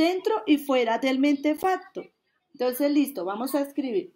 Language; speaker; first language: Spanish; native; Spanish